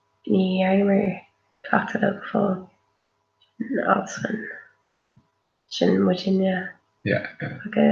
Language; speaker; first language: Irish; non-native, local second language; English